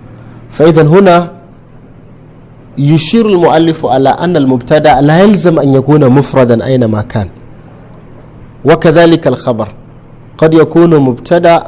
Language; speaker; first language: Arabic; non-native, fluent; Hausa